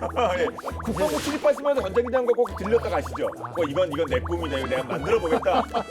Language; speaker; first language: Korean; native; Korean